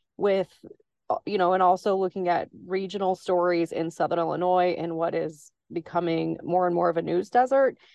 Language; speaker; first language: English; native; English